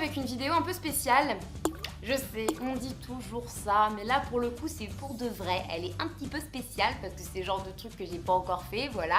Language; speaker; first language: French; native; French